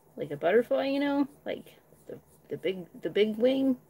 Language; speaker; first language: English; native; English